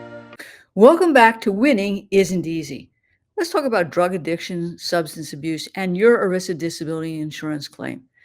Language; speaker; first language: English; native; English